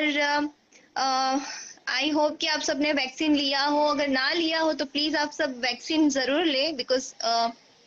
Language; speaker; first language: Hindi; native; Hindi